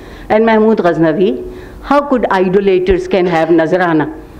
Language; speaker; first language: English; non-native, local second language; Urdu